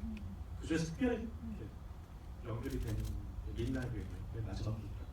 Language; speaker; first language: Korean; native; Korean